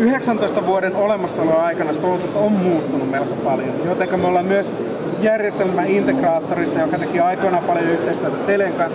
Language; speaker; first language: Finnish; native; Finnish